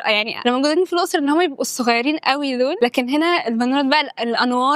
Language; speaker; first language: Arabic; native; Arabic